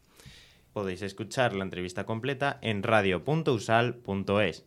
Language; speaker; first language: Spanish; native; Spanish